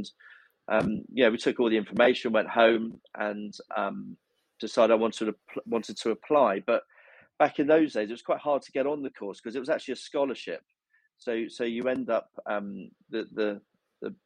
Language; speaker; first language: English; native; English